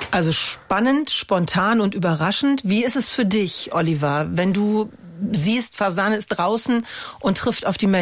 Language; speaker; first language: German; native; German